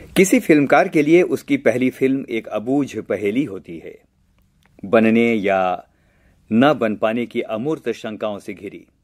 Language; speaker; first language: Hindi; native; Hindi